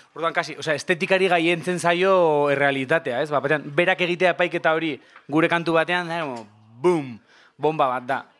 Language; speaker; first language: Basque; non-native, local second language; Spanish